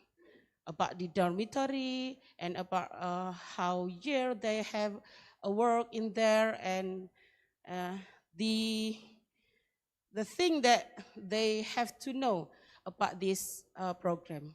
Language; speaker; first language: English; non-native, learner; Indonesian